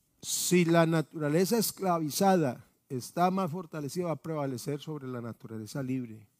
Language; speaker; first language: Spanish; native; Spanish